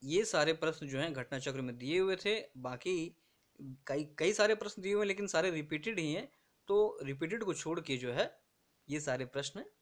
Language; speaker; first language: Hindi; native; Hindi